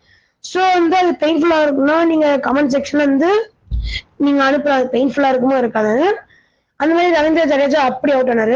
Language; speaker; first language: Tamil; native; Tamil